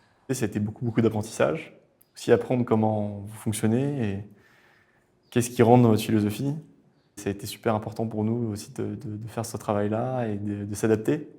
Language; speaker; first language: French; native; French